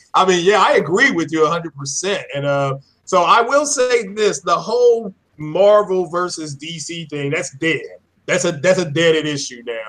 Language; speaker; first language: English; native; English